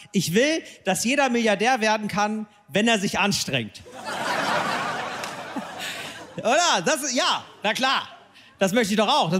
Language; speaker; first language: German; native; German